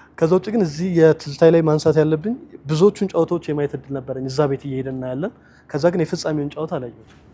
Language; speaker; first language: Amharic; native; Amharic